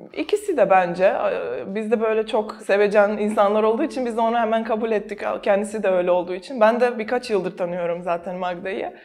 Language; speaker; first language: Turkish; non-native, fluent; Serbian